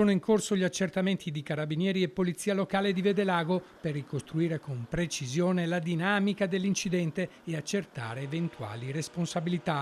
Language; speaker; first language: Italian; native; Italian